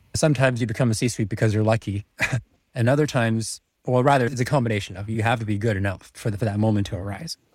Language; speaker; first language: English; early bilingual, other home language; Czech